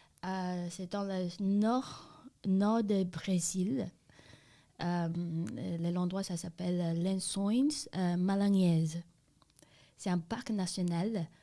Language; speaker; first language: French; non-native, learner; Chinese